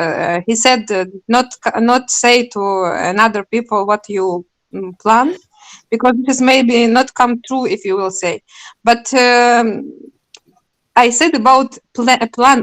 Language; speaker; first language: English; non-native, learner; Russian